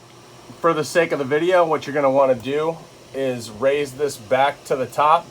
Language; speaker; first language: English; native; English